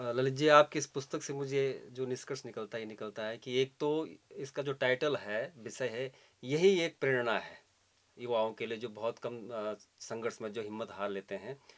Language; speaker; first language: Hindi; native; Hindi